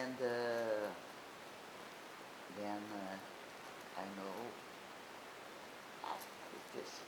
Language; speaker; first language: English; non-native, learner; Portuguese